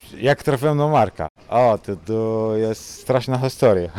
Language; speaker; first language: Polish; non-native, learner; Arabic